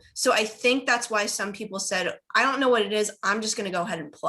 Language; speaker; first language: English; native; English